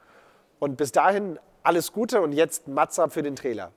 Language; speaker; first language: German; native; German